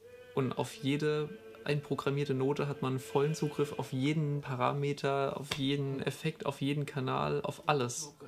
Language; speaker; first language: German; native; German